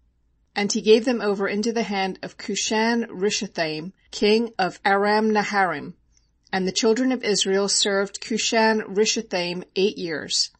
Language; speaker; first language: English; native; English